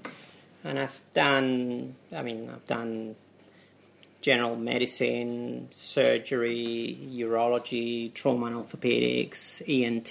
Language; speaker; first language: English; non-native, fluent; Spanish